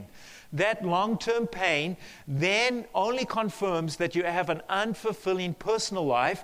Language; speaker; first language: English; native; English